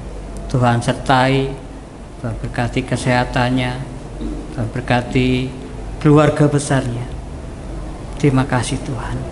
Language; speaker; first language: Indonesian; native; Indonesian